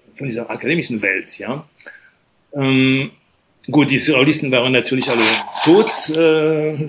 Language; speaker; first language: German; non-native, fluent; French